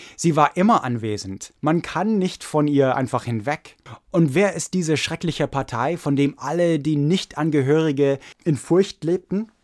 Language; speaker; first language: German; non-native, fluent; English